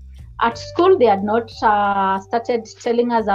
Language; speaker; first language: English; non-native, local second language; Luyia